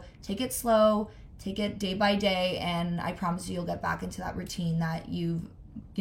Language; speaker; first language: English; native; English